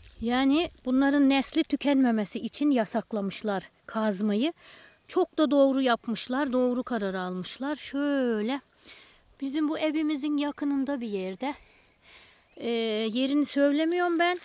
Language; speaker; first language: Turkish; native; Turkish